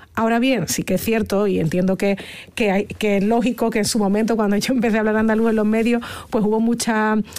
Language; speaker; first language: Spanish; native; Spanish